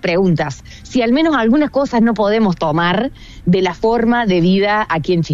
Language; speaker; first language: Spanish; native; Spanish